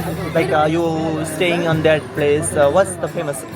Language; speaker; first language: English; non-native, learner; Nepali